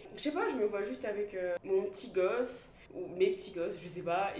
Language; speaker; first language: French; native; French